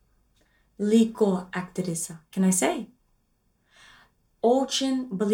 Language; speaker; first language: Russian; non-native, learner; English